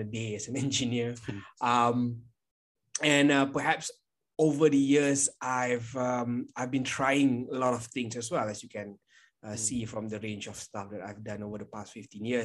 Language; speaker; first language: English; non-native, local second language; Malay